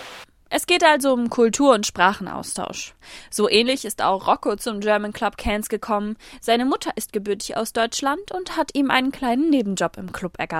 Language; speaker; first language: German; native; German